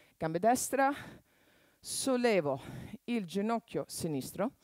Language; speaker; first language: Italian; non-native, fluent; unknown